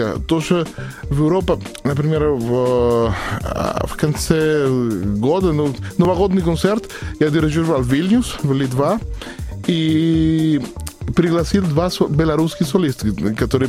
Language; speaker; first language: Russian; non-native, learner; Spanish